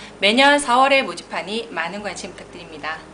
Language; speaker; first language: Korean; native; Korean